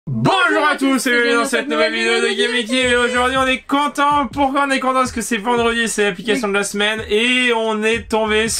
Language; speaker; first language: French; native; French